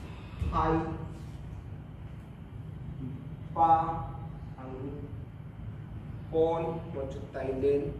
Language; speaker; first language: Vietnamese; non-native, learner; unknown